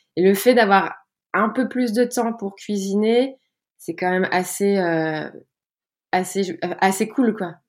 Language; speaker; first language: French; native; French